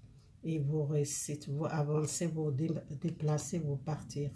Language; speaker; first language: French; non-native, fluent; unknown